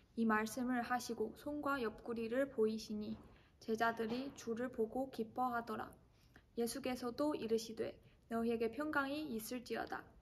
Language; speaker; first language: Korean; non-native, fluent; Chinese